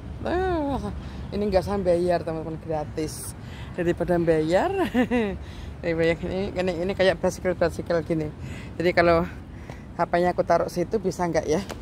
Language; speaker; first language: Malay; non-native, local second language; Javanese